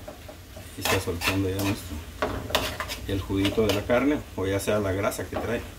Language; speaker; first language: Spanish; native; Spanish